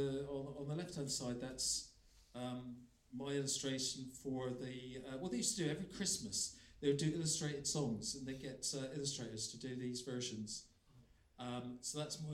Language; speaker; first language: English; native; English